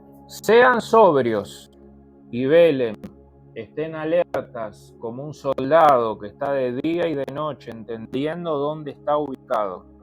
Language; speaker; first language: Spanish; native; Spanish